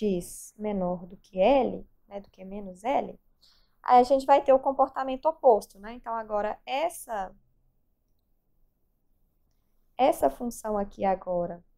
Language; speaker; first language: Portuguese; native; Portuguese